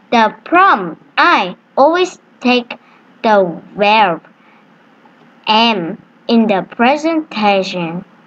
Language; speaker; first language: English; non-native, learner; Vietnamese